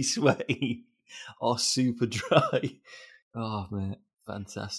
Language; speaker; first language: English; native; English